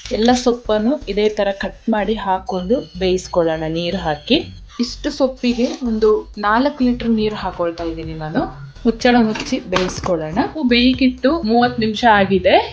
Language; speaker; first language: Kannada; non-native, local second language; Kodava